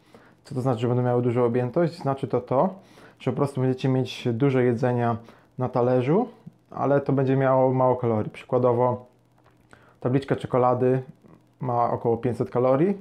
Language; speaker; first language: Polish; native; Polish